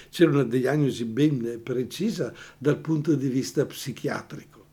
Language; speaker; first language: Italian; native; Italian